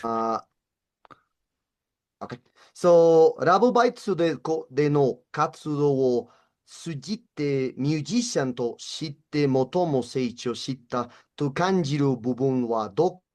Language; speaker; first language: Japanese; non-native, learner; Spanish